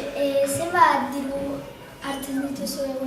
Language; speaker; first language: Basque; non-native, local second language; Spanish